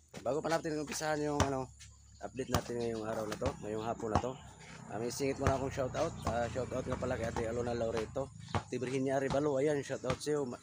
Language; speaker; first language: Filipino; non-native, local second language; Cebuano